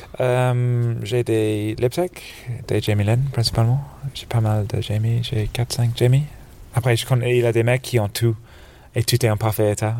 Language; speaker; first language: French; non-native, fluent; English